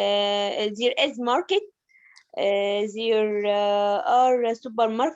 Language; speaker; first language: English; non-native, learner; Arabic